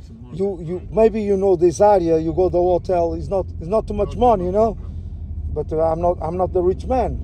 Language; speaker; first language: English; non-native, learner; Portuguese